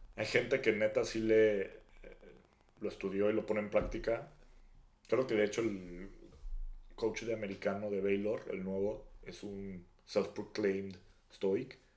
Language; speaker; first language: Spanish; native; Spanish